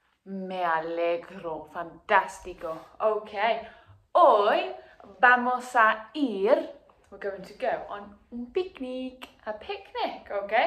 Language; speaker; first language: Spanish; non-native, fluent; English